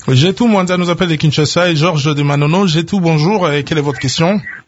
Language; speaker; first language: French; non-native, local second language; Lingala